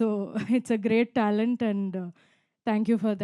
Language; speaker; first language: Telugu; non-native, fluent; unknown